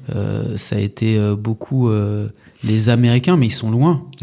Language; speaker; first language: French; native; French